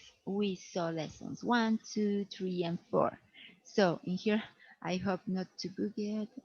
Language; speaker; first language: English; non-native, fluent; Spanish